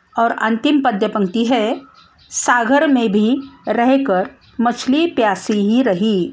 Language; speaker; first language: Hindi; non-native, local second language; Marathi